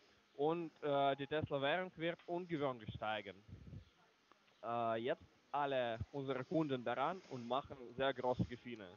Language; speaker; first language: German; non-native, learner; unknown